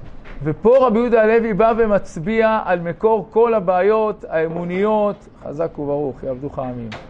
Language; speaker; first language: Hebrew; native; Hebrew